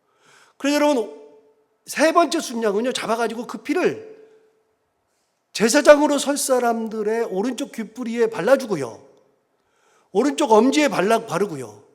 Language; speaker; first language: Korean; native; Korean